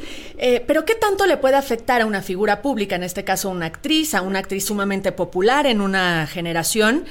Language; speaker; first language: Spanish; native; Spanish